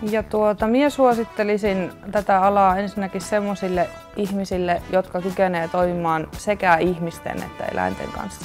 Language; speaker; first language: Finnish; native; Finnish